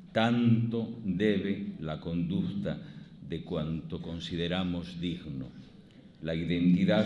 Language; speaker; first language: Spanish; native; Spanish